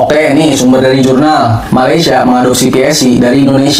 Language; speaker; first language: Indonesian; native; Indonesian